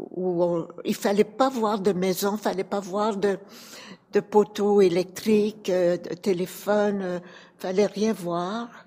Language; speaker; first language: French; native; French